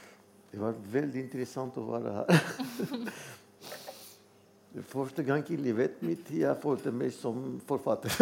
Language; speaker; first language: Swedish; non-native, learner; Armenian